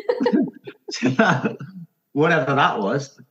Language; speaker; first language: English; native; English